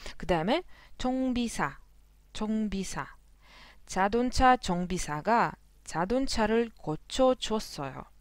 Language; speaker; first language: Korean; non-native, fluent; Russian